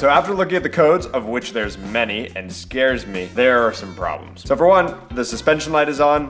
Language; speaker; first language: English; native; English